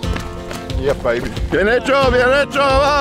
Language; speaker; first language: Spanish; non-native, learner; English